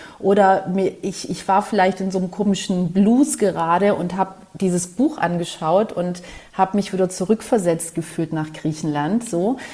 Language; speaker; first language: German; early bilingual, other home language; Greek